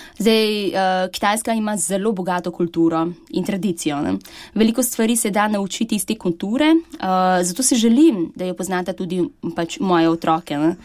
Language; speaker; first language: Slovenian; early bilingual, other home language; Chinese